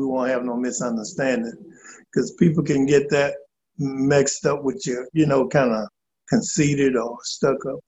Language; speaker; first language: English; native; English